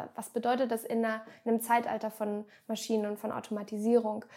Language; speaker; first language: German; native; German